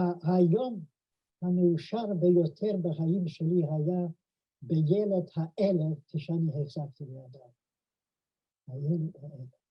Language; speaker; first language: Hebrew; non-native, fluent; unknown